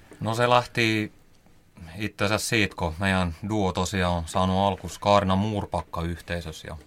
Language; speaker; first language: Finnish; native; Finnish